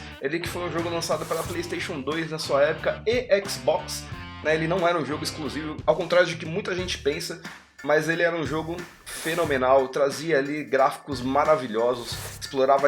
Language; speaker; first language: Portuguese; native; Portuguese